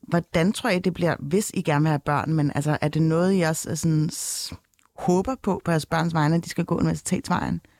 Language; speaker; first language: Danish; early bilingual, other home language; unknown